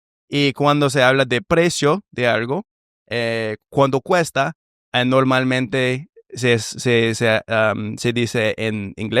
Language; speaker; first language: Spanish; non-native, fluent; English